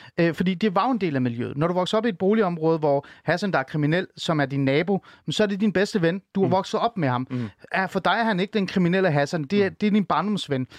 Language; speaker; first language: Danish; early bilingual, other home language; Persian